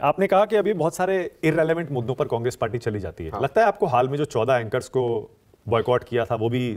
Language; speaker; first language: Hindi; native; Hindi